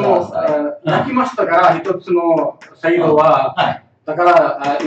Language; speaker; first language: Japanese; non-native, learner; Tamil